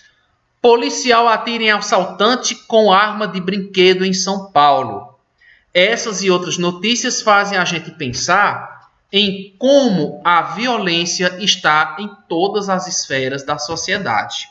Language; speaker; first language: Portuguese; native; Portuguese